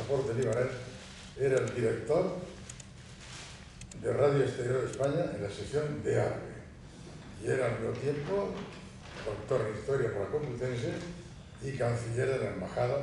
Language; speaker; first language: Spanish; native; Spanish